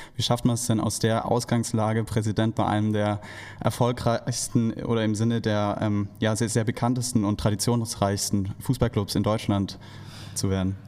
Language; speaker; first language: German; native; German